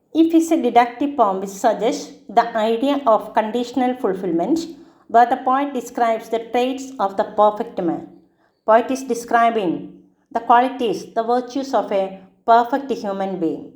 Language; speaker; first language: English; non-native, local second language; Malayalam